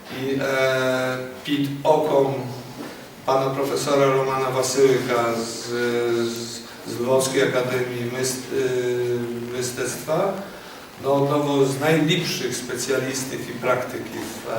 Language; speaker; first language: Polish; non-native, learner; Ukrainian